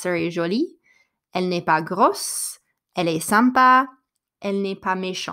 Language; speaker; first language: French; non-native, fluent; English